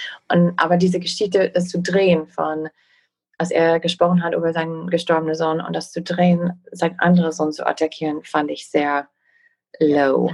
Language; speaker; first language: German; non-native, fluent; English